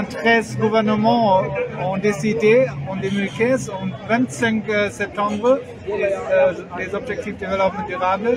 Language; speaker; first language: French; non-native, learner; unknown